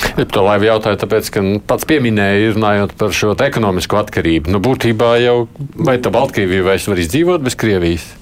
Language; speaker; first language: Latvian; native; Latvian